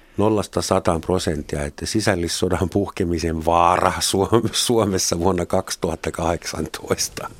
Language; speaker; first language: Finnish; non-native, fluent; German